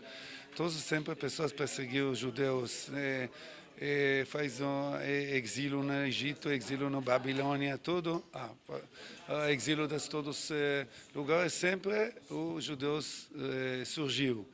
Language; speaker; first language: Portuguese; non-native, fluent; Hebrew